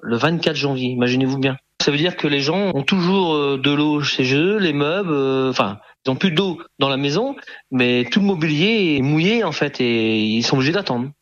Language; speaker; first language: French; native; French